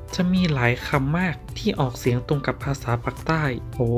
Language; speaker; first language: Thai; non-native, local second language; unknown